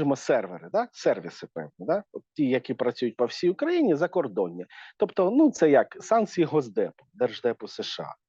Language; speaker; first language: Ukrainian; native; Ukrainian